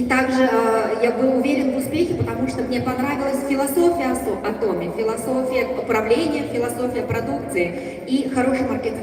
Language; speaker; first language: Russian; native; Russian